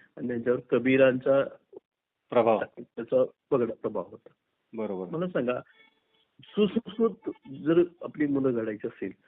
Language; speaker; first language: Marathi; native; Marathi